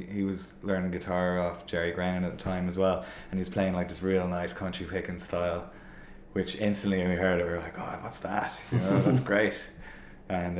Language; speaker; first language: English; native; English